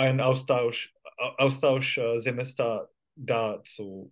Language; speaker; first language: German; non-native, fluent; Finnish